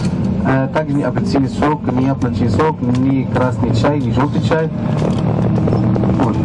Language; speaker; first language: Russian; non-native, fluent; Arabic